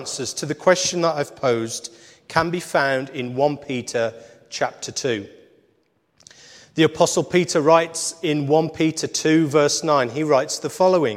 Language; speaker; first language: English; native; English